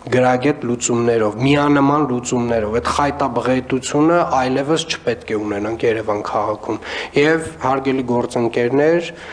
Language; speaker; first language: Armenian; native; Armenian